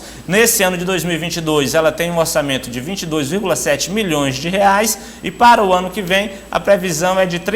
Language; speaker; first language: Portuguese; native; Portuguese